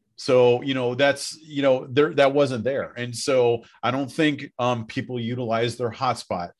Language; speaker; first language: English; native; English